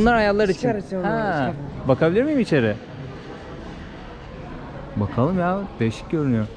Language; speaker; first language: Turkish; native; Turkish